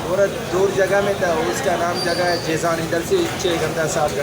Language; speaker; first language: Hindi; non-native, learner; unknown